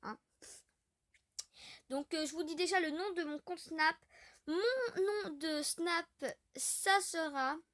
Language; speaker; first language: French; native; French